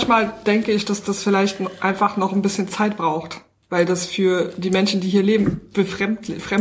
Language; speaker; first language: German; native; German